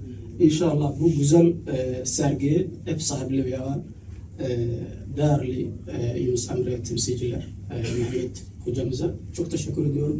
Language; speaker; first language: Turkish; non-native, learner; Somali